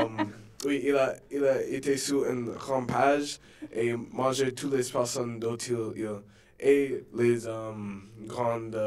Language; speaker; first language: French; non-native, learner; English